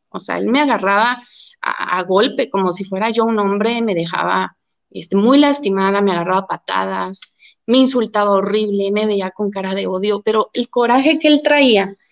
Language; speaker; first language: Spanish; early bilingual, heritage; Spanish